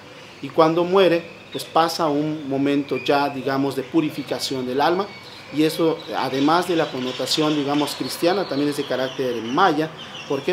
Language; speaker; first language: Spanish; native; Spanish